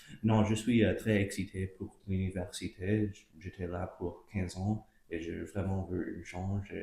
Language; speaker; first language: French; non-native, local second language; English